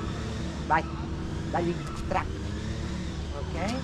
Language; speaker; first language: Italian; native; Italian